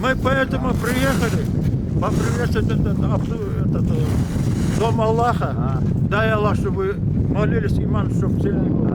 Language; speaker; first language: Russian; non-native, local second language; Kumyk